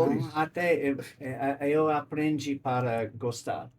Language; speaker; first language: Portuguese; non-native, learner; English